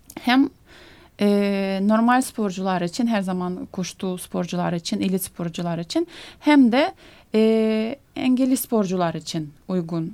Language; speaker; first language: Turkish; non-native, fluent; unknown